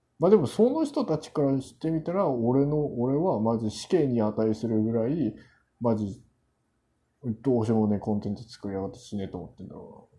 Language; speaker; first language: Japanese; non-native, fluent; Korean